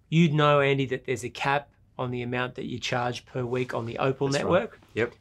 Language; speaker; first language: English; native; English